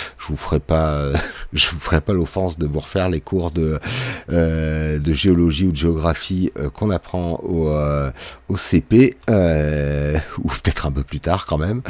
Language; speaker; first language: French; native; French